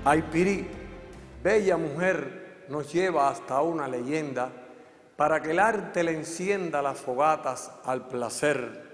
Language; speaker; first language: Spanish; native; Spanish